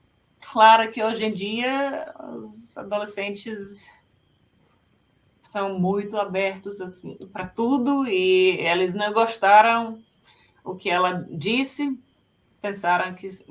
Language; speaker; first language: Portuguese; non-native, fluent; Finnish